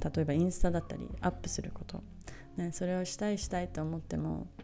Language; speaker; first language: Japanese; native; Japanese